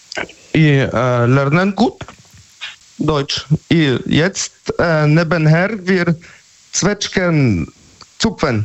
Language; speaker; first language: German; non-native, learner; Polish